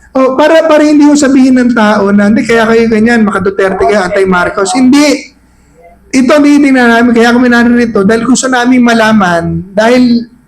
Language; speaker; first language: Filipino; native; Filipino